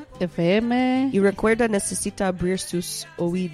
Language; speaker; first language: Spanish; non-native, learner; English